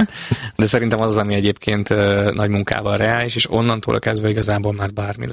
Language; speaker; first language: Hungarian; native; Hungarian